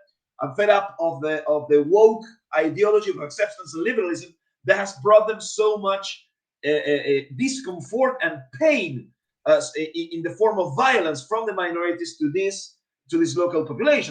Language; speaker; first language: English; non-native, fluent; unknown